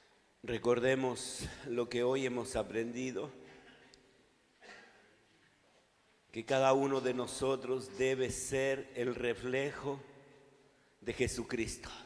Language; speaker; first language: Spanish; native; Spanish